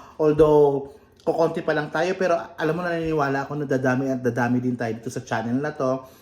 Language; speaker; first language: Filipino; non-native, local second language; Cebuano